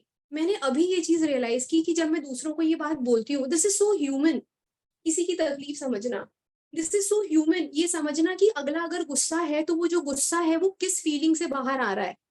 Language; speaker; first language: Hindi; native; Hindi